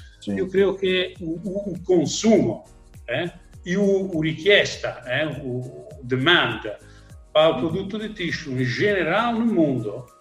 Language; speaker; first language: Portuguese; non-native, learner; Italian